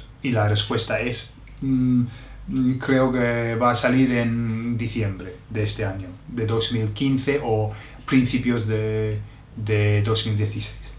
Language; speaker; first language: Spanish; non-native, fluent; English